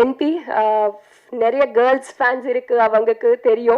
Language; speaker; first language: Tamil; non-native, learner; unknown